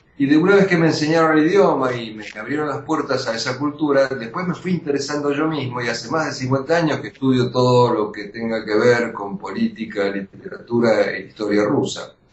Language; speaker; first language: Spanish; early bilingual, other home language; Russian